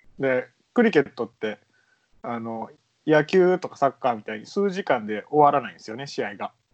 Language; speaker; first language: Japanese; native; Japanese